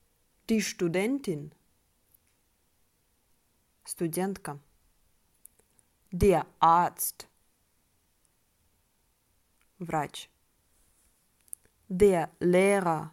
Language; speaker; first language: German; non-native, fluent; Russian